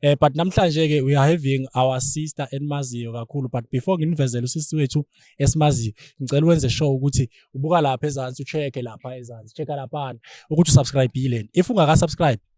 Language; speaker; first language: Zulu; non-native, local second language; Xhosa